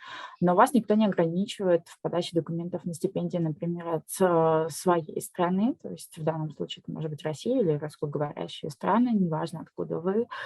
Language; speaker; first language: Russian; native; Russian